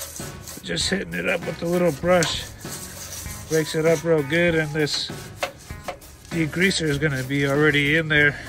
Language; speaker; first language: English; native; English